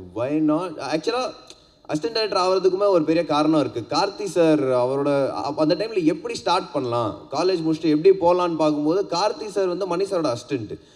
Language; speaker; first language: Tamil; native; Tamil